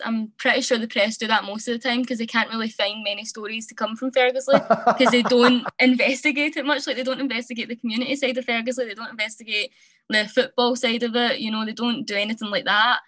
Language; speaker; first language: English; native; English